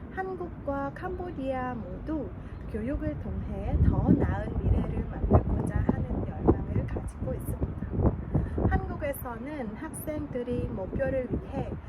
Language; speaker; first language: Korean; non-native, fluent; Khmer